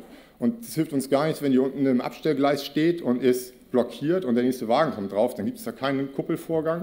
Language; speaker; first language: German; native; German